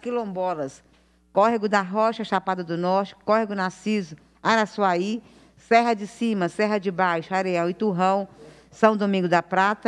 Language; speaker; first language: Portuguese; native; Portuguese